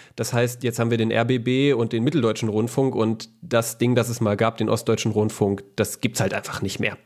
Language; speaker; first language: German; native; German